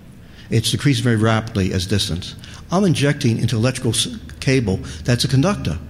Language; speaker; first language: English; native; English